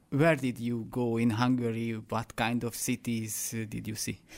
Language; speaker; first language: English; non-native, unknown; Hungarian